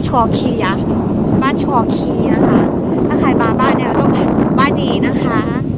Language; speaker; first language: Thai; non-native, local second language; S'gaw Karen